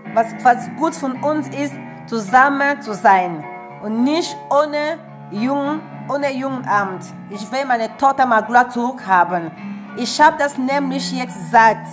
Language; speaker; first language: German; non-native, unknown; French